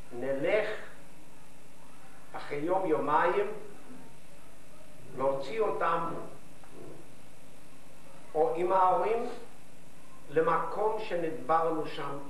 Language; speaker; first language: Hebrew; non-native, fluent; Yiddish